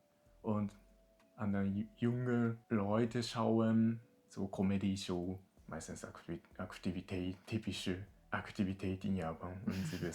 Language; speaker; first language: German; non-native, learner; Japanese